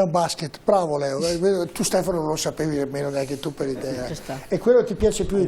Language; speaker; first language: Italian; native; Italian